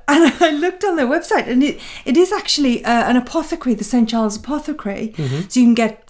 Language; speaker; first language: English; native; English